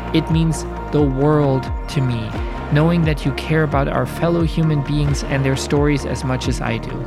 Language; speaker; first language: English; non-native, fluent; German